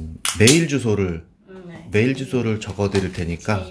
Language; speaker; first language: Korean; native; Korean